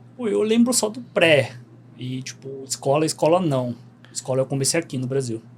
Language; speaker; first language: Portuguese; early bilingual, other home language; Korean